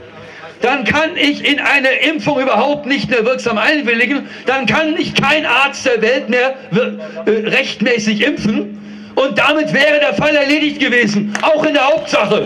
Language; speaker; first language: German; native; German